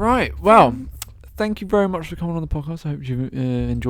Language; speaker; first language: English; native; English